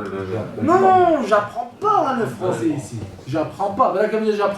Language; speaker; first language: French; non-native, fluent; Kurdish